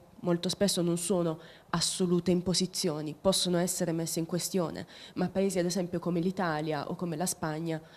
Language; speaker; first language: Italian; native; Italian